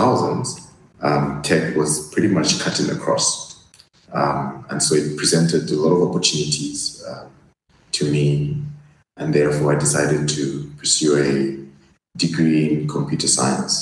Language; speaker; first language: English; non-native, local second language; Bemba